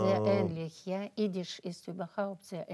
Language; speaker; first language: German; non-native, fluent; Russian